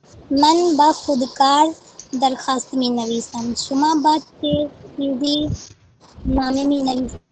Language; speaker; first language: Persian; non-native, learner; Urdu